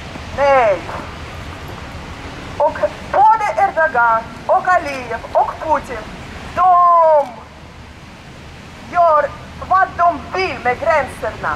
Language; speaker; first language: Swedish; non-native, learner; Russian